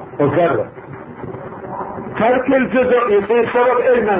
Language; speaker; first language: Arabic; native; Arabic